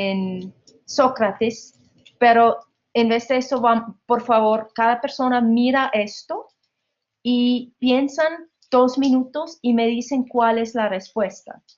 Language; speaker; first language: Spanish; non-native, fluent; English